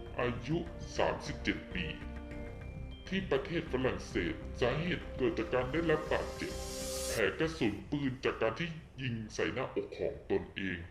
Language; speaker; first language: Thai; native; Thai